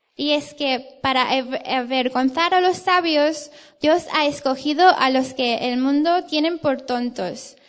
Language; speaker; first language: Spanish; non-native, fluent; English